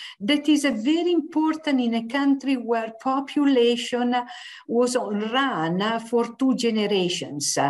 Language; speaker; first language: English; non-native, fluent; Italian